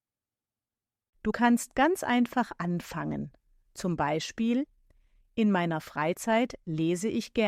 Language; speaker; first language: German; native; German